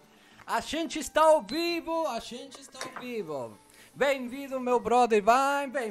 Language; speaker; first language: Portuguese; non-native, learner; Spanish